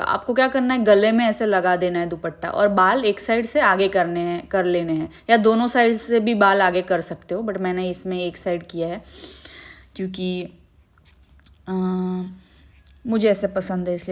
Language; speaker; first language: Hindi; native; Hindi